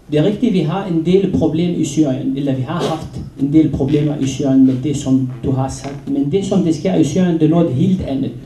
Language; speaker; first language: Danish; non-native, fluent; Arabic